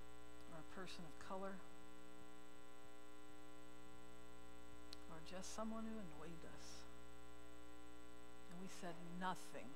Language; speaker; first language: English; native; English